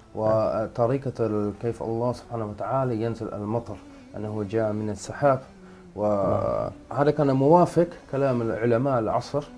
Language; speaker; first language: Arabic; non-native, fluent; Dutch